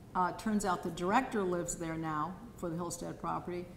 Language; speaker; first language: English; native; English